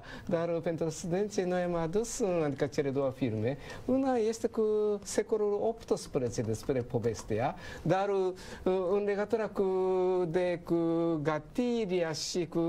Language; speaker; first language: Romanian; non-native, learner; Japanese